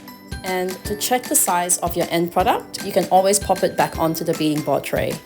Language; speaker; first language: English; native; English